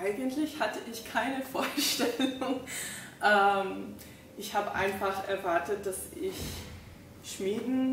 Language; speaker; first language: German; non-native, fluent; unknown